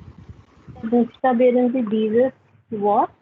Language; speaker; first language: German; non-native, learner; Hindi